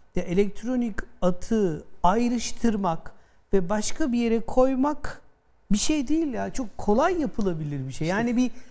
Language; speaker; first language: Turkish; native; Turkish